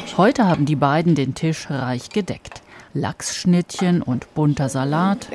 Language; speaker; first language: German; native; German